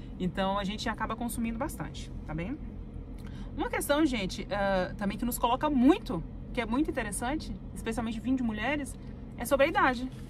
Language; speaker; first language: Portuguese; native; Portuguese